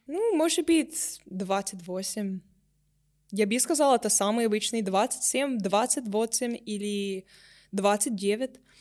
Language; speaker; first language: Russian; non-native, learner; English